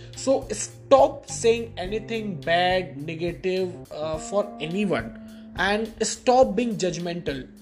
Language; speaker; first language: English; non-native, local second language; Hindi